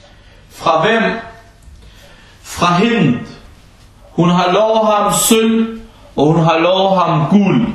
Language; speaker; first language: Danish; early bilingual, other home language; Arabic